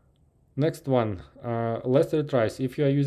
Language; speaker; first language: English; non-native, fluent; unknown